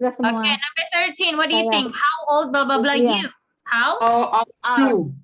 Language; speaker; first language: English; non-native, fluent; Indonesian